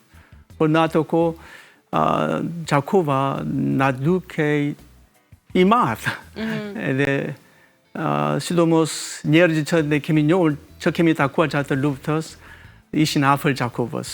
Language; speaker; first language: Albanian; non-native, fluent; Korean